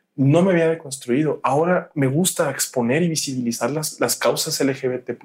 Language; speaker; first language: Spanish; native; Spanish